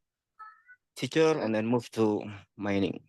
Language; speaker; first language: English; non-native, learner; Indonesian